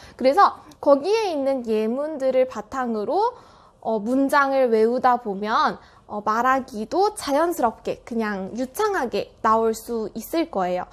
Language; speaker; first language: Korean; native; Korean